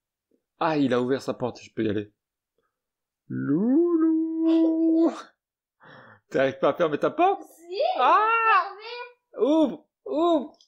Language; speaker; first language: French; native; French